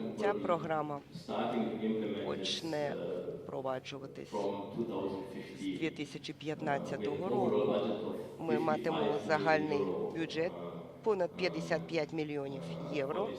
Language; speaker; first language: Ukrainian; native; Ukrainian